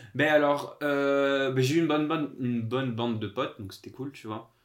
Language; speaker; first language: French; native; French